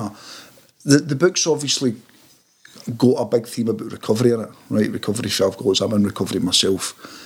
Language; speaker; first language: English; native; English